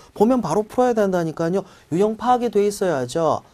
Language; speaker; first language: Korean; native; Korean